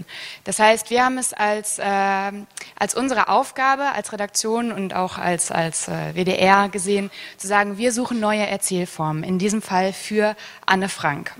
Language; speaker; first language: German; native; German